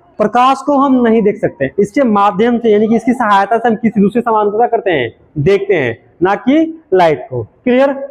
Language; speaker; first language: Hindi; native; Hindi